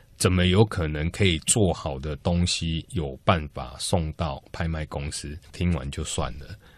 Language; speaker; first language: Chinese; native; Chinese